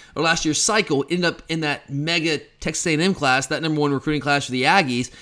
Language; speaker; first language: English; native; English